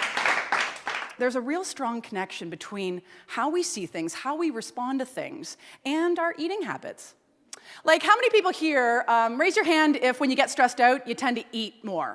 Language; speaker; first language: English; native; English